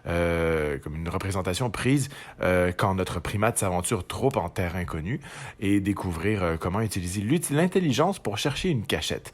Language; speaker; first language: French; native; French